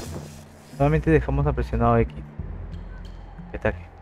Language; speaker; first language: Spanish; native; Spanish